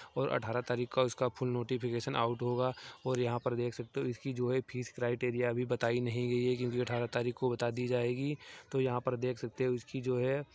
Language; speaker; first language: Hindi; native; Hindi